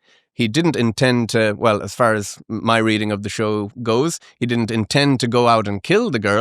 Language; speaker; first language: English; native; English